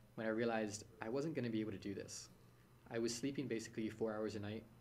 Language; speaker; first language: English; native; English